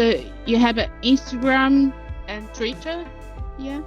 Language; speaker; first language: English; non-native, learner; Japanese